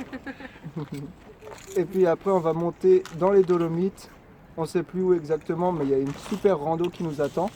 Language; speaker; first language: French; native; French